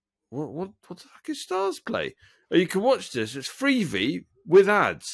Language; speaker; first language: English; native; English